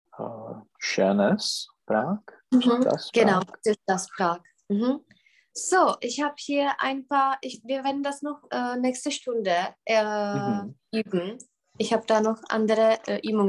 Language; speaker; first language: German; non-native, fluent; Czech